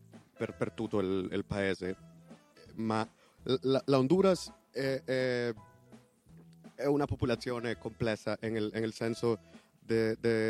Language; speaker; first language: Italian; non-native, learner; Spanish